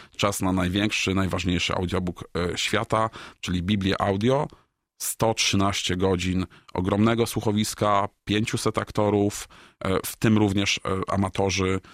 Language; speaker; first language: Polish; native; Polish